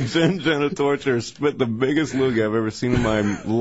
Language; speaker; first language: English; native; English